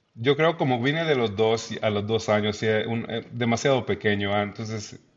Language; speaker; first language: Spanish; early bilingual, heritage; Spanish